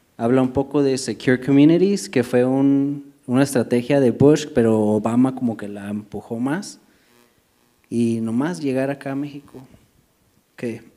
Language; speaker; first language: Spanish; early bilingual, heritage; Spanish